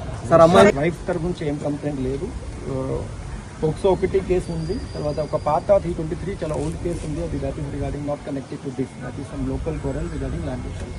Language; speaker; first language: Telugu; non-native, learner; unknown